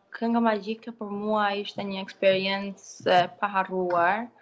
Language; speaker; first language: Albanian; early bilingual, other home language; English